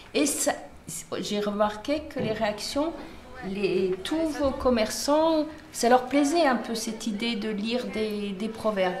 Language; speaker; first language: French; native; French